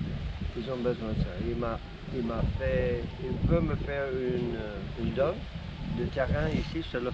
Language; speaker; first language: French; non-native, fluent; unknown